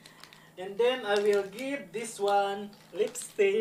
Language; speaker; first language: English; non-native, learner; Indonesian